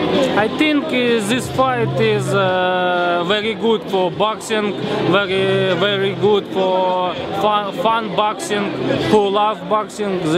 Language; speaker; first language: English; non-native, learner; Ukrainian